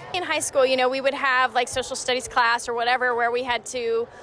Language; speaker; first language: English; native; English